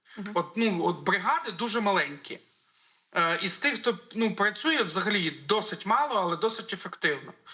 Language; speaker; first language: Ukrainian; native; Ukrainian